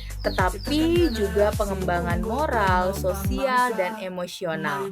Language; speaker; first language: Indonesian; native; Indonesian